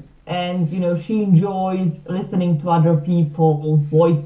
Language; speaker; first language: English; non-native, fluent; Serbian